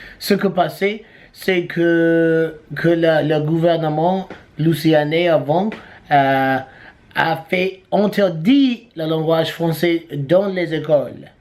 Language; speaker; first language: French; non-native, learner; English